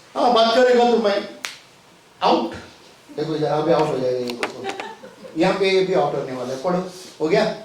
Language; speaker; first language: Hindi; non-native, local second language; Tamil